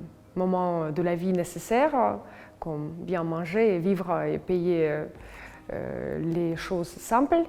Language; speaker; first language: French; non-native, fluent; Russian